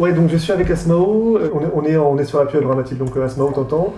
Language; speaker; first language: French; native; French